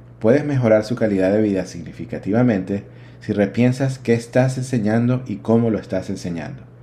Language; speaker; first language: Spanish; native; Spanish